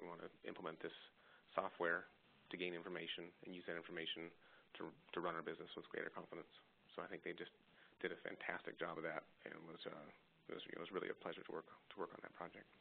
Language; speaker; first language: English; native; English